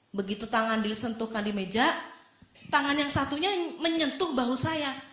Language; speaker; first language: Indonesian; native; Indonesian